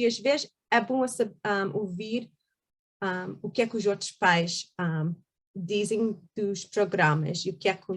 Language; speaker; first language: Portuguese; early bilingual, heritage; Portuguese